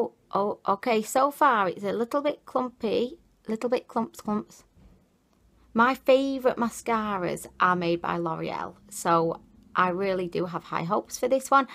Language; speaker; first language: English; native; English